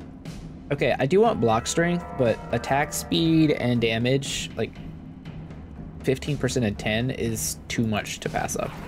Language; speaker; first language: English; native; English